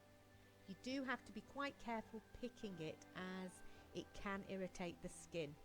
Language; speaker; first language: English; native; English